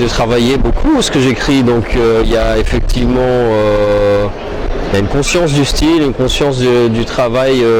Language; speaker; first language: French; non-native, local second language; Arabic